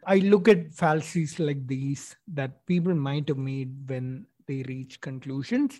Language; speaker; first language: English; non-native, local second language; Malayalam